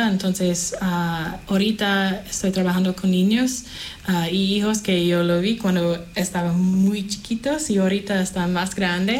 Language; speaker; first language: Spanish; non-native, fluent; English